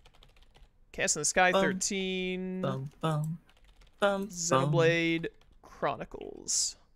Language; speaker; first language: English; native; English